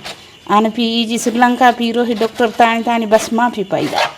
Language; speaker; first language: Arabic; non-native, learner; Sinhala